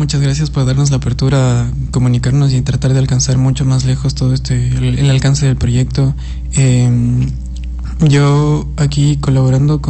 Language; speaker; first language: Spanish; native; Spanish